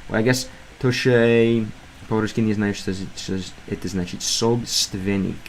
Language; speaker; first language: Russian; non-native, learner; English